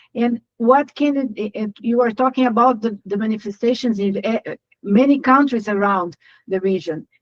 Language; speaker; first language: English; non-native, fluent; Portuguese